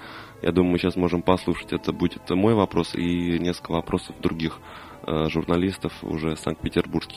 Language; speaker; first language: Russian; native; Russian